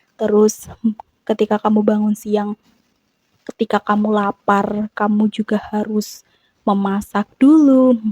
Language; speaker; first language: Indonesian; non-native, local second language; Javanese